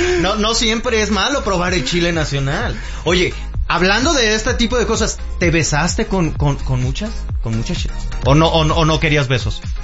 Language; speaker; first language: Spanish; native; Spanish